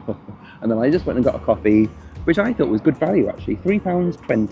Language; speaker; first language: English; native; English